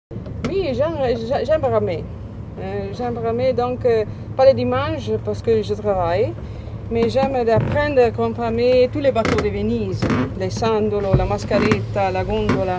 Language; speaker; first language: French; non-native, learner; Italian